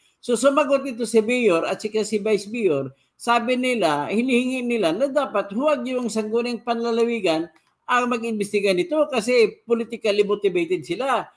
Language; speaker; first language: Filipino; non-native, local second language; Cebuano